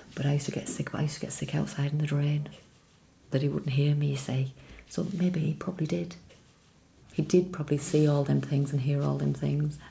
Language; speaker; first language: English; early bilingual, other home language; Irish